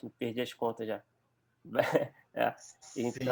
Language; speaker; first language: Portuguese; native; Portuguese